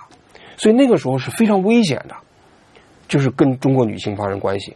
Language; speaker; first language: Chinese; native; Chinese